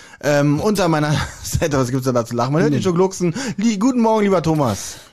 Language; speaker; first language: German; native; German